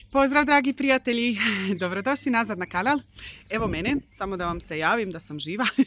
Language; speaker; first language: Bosnian; early bilingual, heritage; Croatian